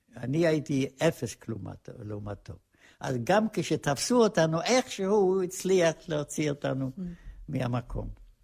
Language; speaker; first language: Hebrew; non-native, fluent; Polish